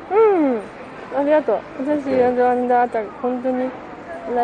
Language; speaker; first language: Japanese; non-native, learner; Chinese